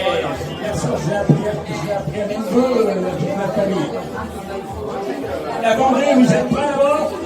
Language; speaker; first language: French; native; French